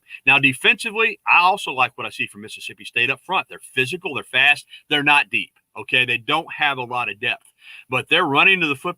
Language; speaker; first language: English; native; English